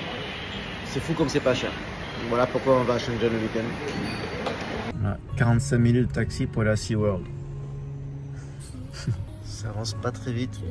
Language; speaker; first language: French; native; French